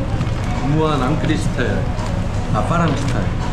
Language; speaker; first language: Thai; non-native, learner; Korean